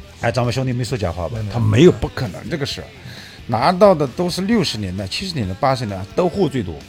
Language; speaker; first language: Chinese; native; Chinese